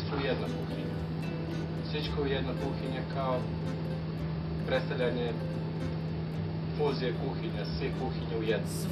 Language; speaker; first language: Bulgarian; non-native, learner; Serbian